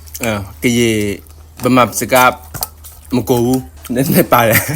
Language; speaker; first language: Burmese; non-native, learner; S'gaw Karen